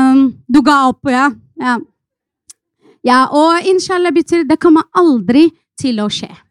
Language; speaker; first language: Norwegian; non-native, fluent; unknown